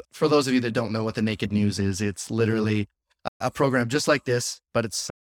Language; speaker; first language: English; native; English